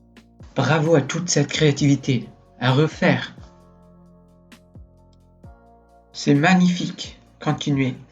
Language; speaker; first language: French; non-native, fluent; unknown